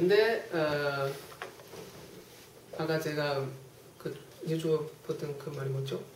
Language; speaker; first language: Korean; non-native, fluent; Chinese